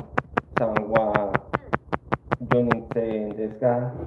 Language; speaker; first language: Japanese; non-native, learner; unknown